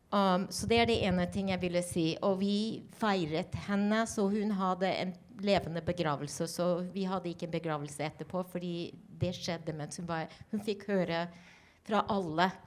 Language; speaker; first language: Norwegian; non-native, fluent; English